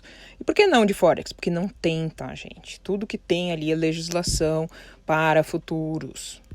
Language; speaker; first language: Portuguese; native; Portuguese